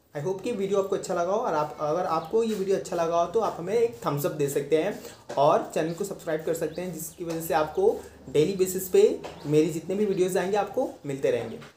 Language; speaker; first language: Hindi; native; Hindi